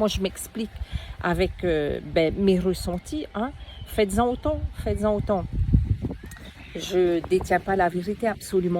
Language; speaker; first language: French; native; French